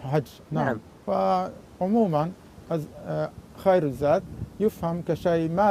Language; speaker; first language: Arabic; non-native, fluent; Japanese